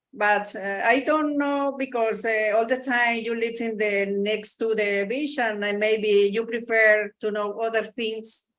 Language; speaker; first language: English; non-native, learner; Spanish